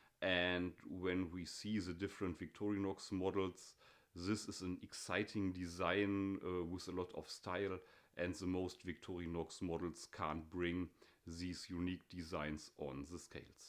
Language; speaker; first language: English; non-native, fluent; German